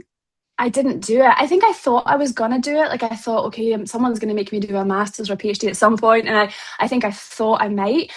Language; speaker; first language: English; native; English